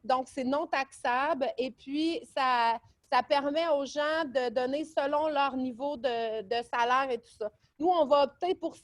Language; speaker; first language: French; native; French